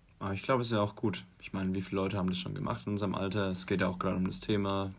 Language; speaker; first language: German; native; German